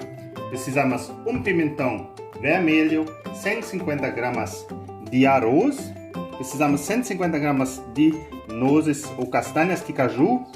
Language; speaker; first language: Portuguese; non-native, learner; German